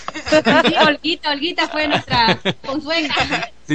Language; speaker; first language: Spanish; native; Spanish